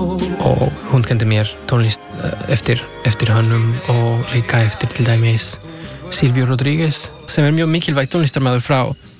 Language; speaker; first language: Icelandic; non-native, fluent; Spanish